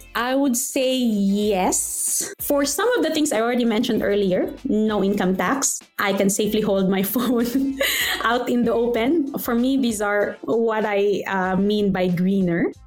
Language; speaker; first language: English; non-native, local second language; Aklanon